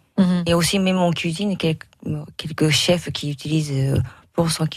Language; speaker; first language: French; non-native, learner; Japanese